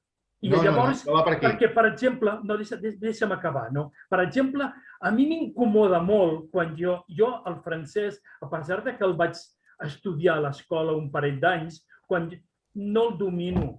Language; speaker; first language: Catalan; non-native, local second language; Spanish